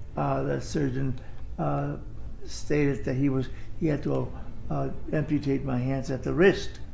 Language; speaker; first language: English; native; English